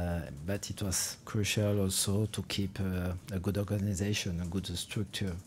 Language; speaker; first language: English; non-native, fluent; French